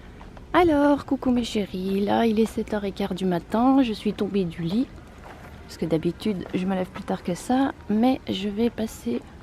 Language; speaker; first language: French; native; French